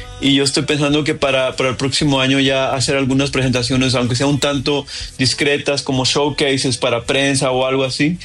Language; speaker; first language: Spanish; early bilingual, heritage; Spanish